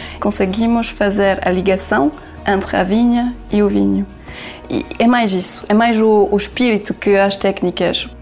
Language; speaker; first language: Portuguese; non-native, learner; French